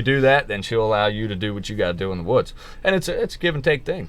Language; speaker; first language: English; native; English